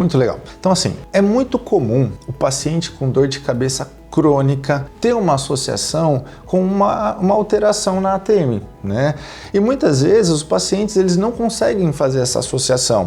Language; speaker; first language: Portuguese; native; Portuguese